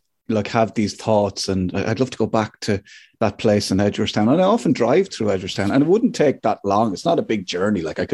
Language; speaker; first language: English; native; English